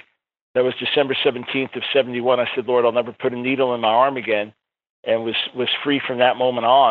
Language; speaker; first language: English; native; English